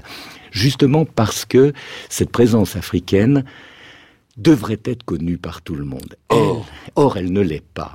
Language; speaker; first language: French; native; French